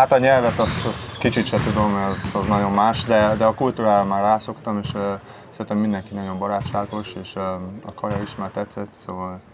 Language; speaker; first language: Hungarian; early bilingual, heritage; Hungarian